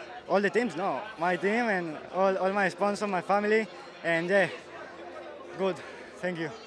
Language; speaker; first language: English; non-native, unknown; Spanish